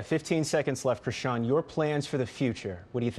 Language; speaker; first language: English; native; English